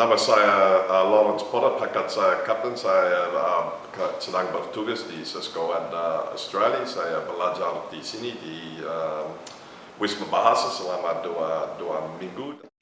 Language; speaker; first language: Indonesian; non-native, learner; English